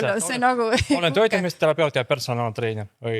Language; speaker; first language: Estonian; non-native, fluent; Russian